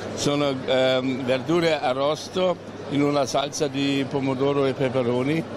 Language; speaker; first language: Italian; non-native, fluent; German